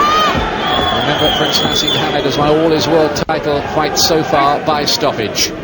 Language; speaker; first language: English; native; English